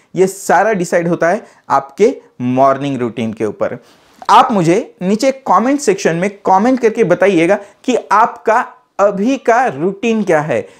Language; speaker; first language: Hindi; non-native, local second language; Marathi